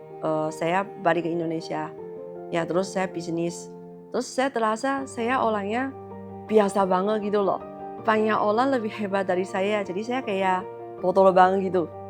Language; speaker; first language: Indonesian; non-native, learner; Chinese